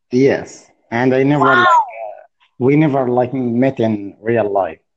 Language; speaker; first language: English; non-native, learner; Arabic